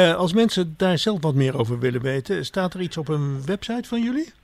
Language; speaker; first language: Dutch; native; Dutch